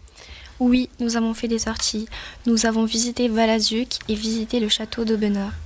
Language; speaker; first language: French; native; French